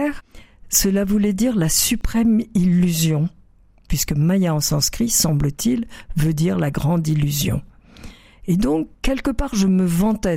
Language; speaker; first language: French; native; French